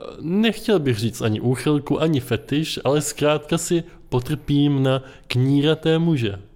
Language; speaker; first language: Czech; native; Czech